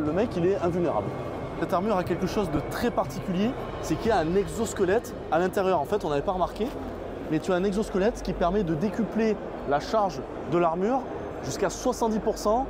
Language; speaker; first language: French; native; French